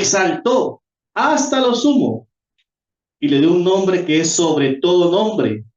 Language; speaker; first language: Spanish; native; Spanish